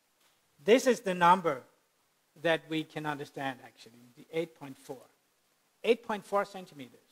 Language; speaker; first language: English; non-native, fluent; Danish